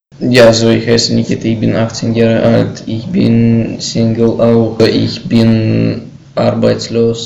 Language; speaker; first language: German; non-native, learner; Russian